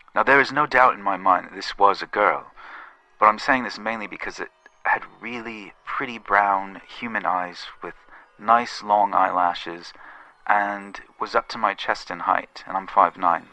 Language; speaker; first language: English; native; English